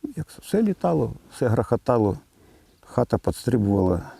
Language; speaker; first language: Ukrainian; native; Ukrainian